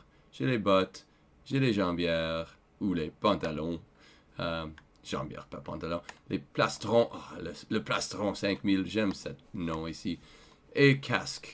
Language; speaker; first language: French; non-native, learner; English